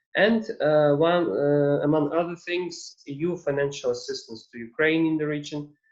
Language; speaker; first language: English; non-native, fluent; Ukrainian